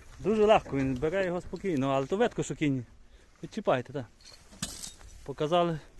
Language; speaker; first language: Ukrainian; native; Ukrainian